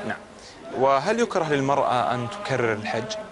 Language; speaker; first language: Arabic; native; Arabic